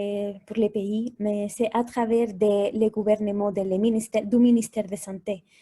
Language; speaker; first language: French; non-native, fluent; Spanish